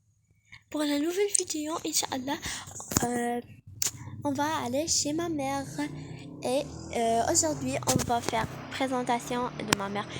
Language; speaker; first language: French; non-native, learner; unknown